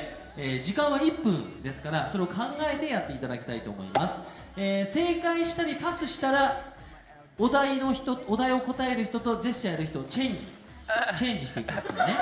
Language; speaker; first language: Japanese; native; Japanese